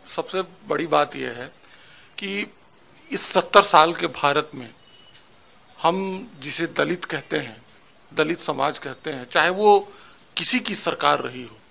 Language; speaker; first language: Hindi; native; Hindi